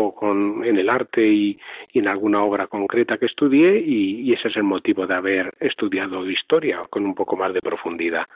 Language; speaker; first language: Spanish; native; Spanish